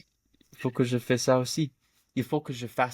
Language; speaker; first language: French; non-native, learner; English